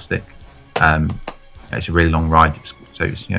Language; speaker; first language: English; native; English